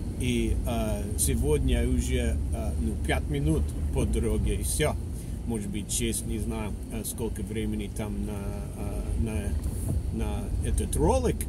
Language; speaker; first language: Russian; non-native, fluent; English